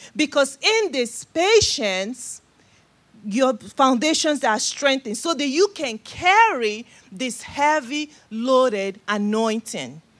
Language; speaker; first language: English; non-native, local second language; Igbo